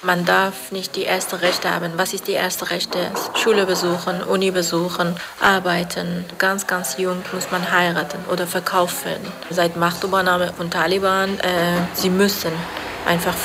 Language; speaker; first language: German; non-native, fluent; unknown